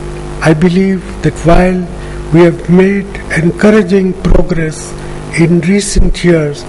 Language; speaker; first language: English; non-native, local second language; Punjabi